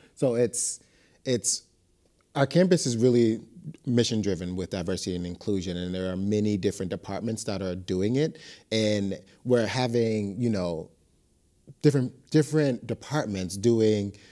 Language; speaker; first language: English; native; English